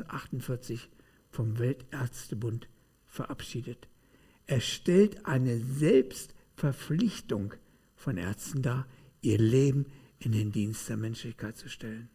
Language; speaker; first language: German; native; German